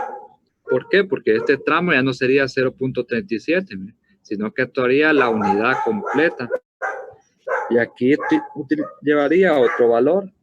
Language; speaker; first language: Spanish; native; Spanish